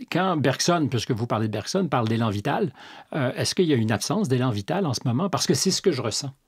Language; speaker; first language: French; native; French